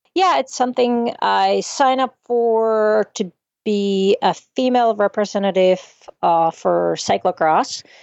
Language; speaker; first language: English; non-native, fluent; Czech